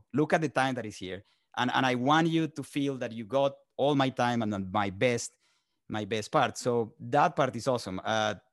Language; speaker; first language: English; non-native, fluent; Spanish